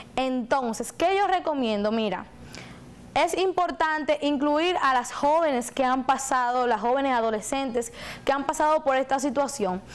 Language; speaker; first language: Spanish; native; Spanish